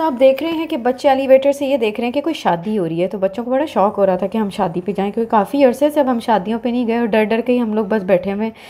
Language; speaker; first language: Urdu; native; Urdu